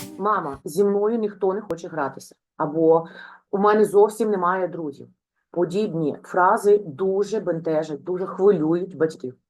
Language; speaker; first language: Ukrainian; non-native, local second language; Russian